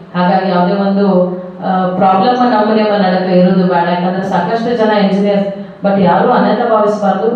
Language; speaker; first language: Kannada; native; Kannada